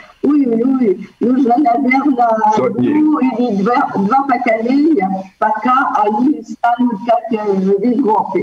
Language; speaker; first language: Russian; early bilingual, heritage; Russian